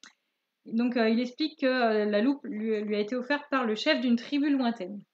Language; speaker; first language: French; native; French